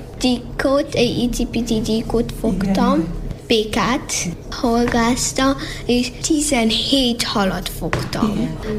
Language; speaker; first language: Hungarian; early bilingual, heritage; Hungarian